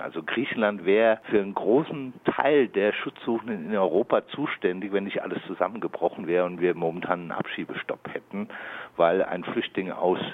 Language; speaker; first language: German; native; German